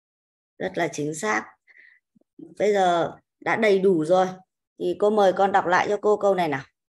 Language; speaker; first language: Vietnamese; native; Vietnamese